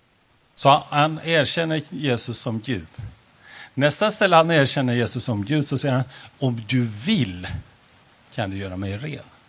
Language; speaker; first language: Swedish; non-native, fluent; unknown